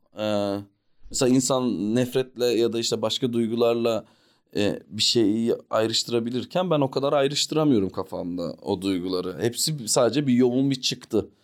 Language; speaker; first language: Turkish; early bilingual, heritage; Turkish